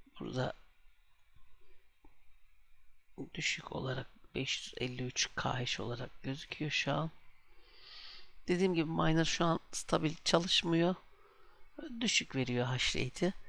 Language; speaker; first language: Turkish; native; Turkish